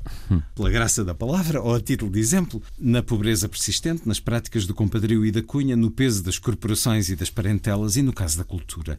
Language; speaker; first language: Portuguese; native; Portuguese